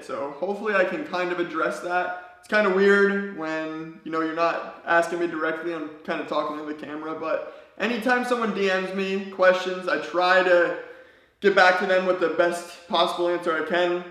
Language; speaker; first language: English; native; English